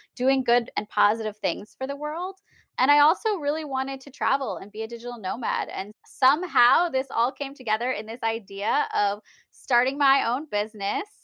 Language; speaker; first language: English; native; English